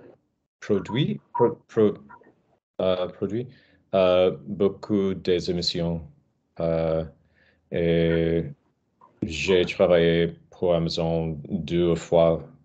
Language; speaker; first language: French; non-native, learner; English